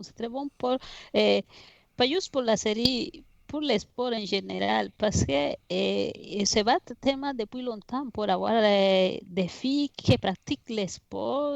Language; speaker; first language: French; non-native, fluent; Spanish